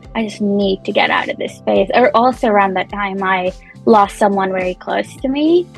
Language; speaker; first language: English; non-native, local second language; Punjabi